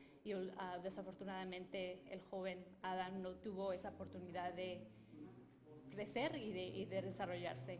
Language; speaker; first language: Spanish; native; Spanish